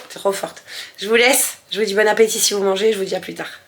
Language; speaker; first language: French; native; French